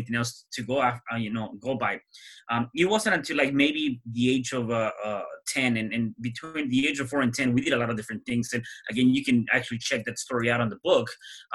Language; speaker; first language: English; early bilingual, other home language; Spanish